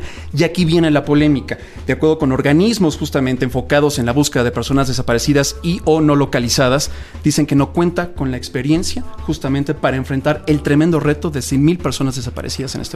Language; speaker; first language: Spanish; native; Spanish